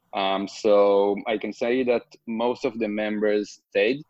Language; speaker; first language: English; non-native, fluent; Hebrew